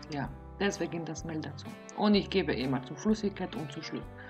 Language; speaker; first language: German; non-native, fluent; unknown